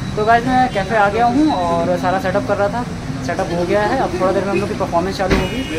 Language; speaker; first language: Hindi; native; Hindi